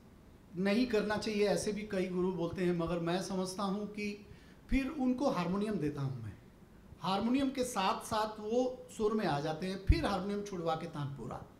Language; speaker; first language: Hindi; native; Hindi